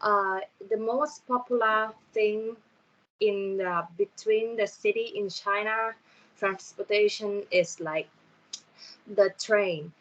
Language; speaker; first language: English; non-native, learner; Thai